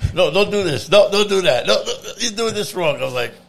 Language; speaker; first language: English; non-native, fluent; Italian